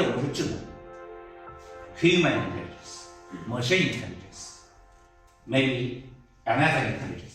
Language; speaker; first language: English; non-native, learner; Chinese